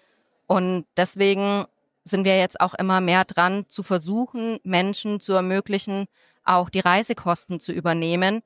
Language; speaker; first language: German; native; German